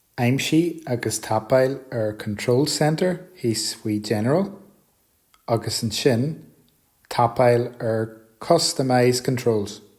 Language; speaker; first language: Irish; non-native, local second language; English